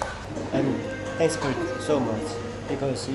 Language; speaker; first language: English; non-native, learner; Korean